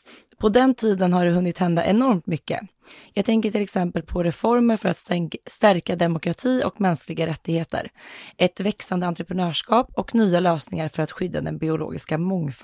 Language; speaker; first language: Swedish; native; Swedish